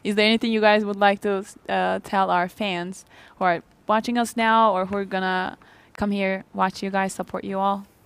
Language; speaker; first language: English; non-native, fluent; Turkish